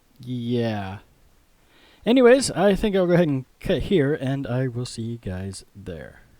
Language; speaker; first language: English; native; English